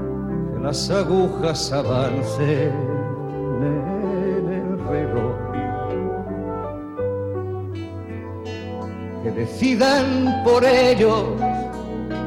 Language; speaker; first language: Spanish; native; Spanish